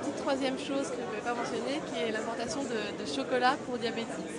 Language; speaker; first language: French; native; French